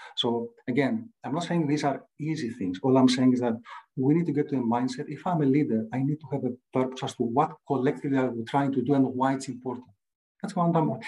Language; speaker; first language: English; non-native, fluent; Greek